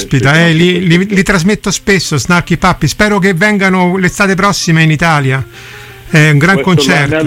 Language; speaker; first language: Italian; native; Italian